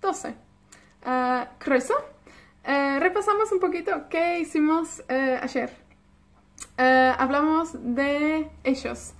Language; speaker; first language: Spanish; non-native, fluent; Welsh